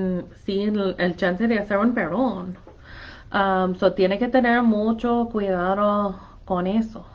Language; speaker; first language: Spanish; non-native, fluent; English